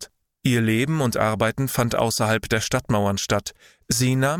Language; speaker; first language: German; native; German